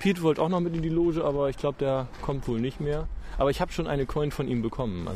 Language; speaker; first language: German; native; German